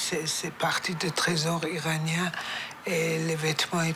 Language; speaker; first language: French; non-native, fluent; Persian